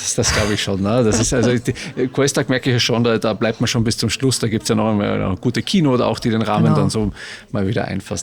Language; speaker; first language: German; native; German